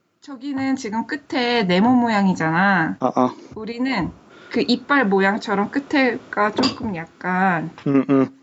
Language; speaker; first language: Korean; early bilingual, heritage; Korean